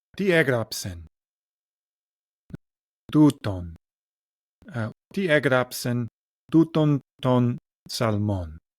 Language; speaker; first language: Greek; non-native, learner; English